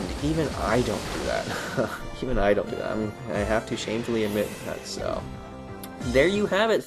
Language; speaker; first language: English; native; English